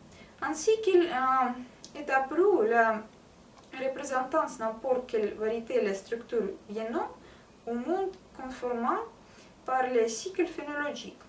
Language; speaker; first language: French; non-native, learner; Russian